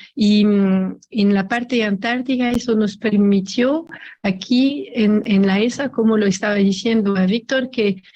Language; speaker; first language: Spanish; non-native, fluent; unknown